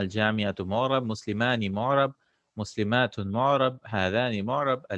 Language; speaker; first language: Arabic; non-native, fluent; English